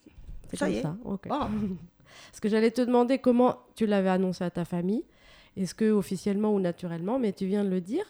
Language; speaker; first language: French; native; French